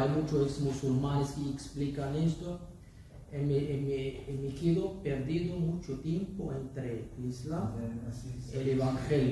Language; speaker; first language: Spanish; non-native, learner; Arabic